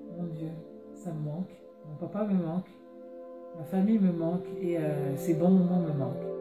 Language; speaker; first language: French; native; French